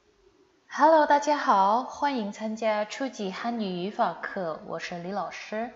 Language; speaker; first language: Chinese; non-native, fluent; Indonesian